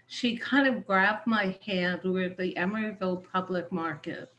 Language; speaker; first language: English; native; English